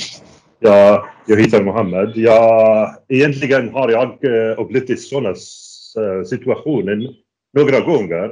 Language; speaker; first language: Swedish; non-native, fluent; Arabic